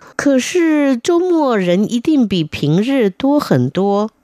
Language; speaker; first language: Chinese; non-native, fluent; Vietnamese